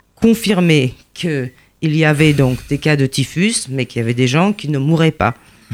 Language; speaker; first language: French; non-native, fluent; Polish